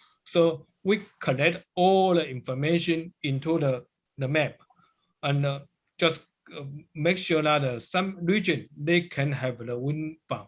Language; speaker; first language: English; non-native, learner; Chinese